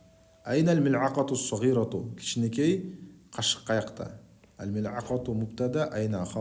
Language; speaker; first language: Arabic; non-native, fluent; Kyrgyz